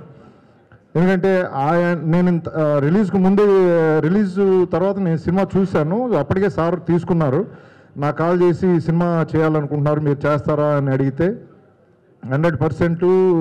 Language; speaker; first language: Telugu; native; Telugu